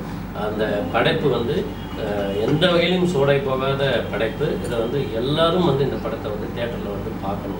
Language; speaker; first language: Tamil; native; Tamil